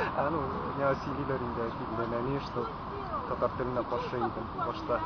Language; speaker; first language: Tatar; non-native, local second language; Russian